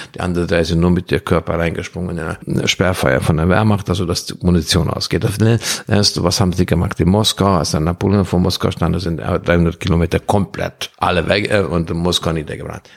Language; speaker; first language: German; non-native, fluent; Hungarian